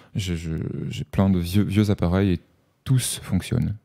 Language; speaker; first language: French; native; French